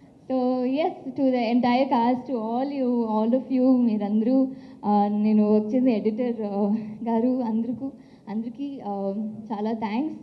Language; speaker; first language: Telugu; non-native, local second language; Tamil